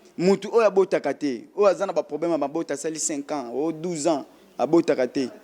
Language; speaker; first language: Lingala; non-native, local second language; Kongo